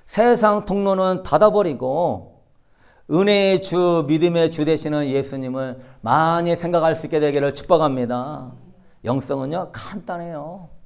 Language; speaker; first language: Korean; native; Korean